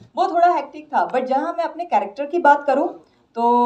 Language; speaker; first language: Hindi; non-native, local second language; Gujarati